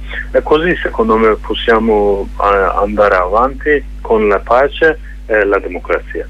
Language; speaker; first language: Italian; non-native, learner; Kurdish